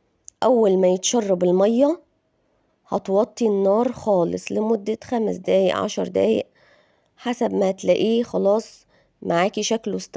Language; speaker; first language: Arabic; native; Arabic